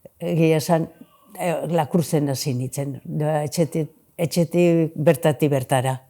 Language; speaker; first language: Basque; native; Basque